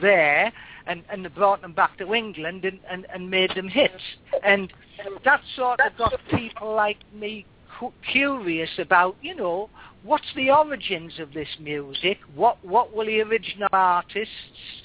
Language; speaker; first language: English; native; English